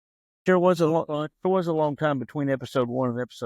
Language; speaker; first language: English; native; English